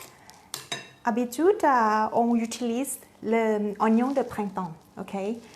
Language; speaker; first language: French; non-native, fluent; Thai